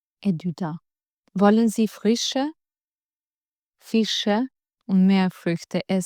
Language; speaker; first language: German; non-native, fluent; Albanian